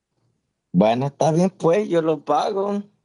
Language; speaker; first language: Spanish; non-native, fluent; Haitian Creole